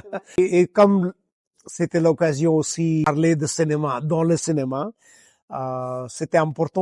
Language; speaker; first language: French; non-native, fluent; Gujarati